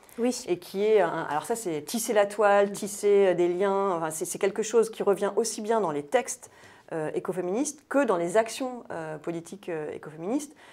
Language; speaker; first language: French; native; French